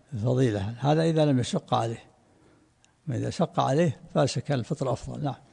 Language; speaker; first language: Arabic; native; Arabic